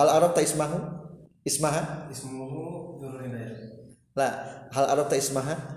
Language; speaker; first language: Arabic; non-native, learner; Indonesian